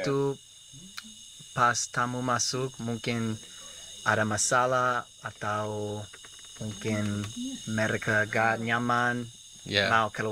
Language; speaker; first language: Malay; non-native, learner; English